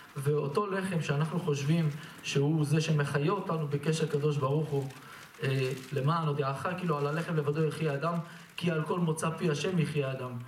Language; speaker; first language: Hebrew; native; Hebrew